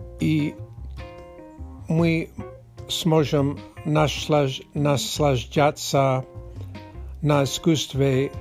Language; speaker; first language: Russian; non-native, learner; English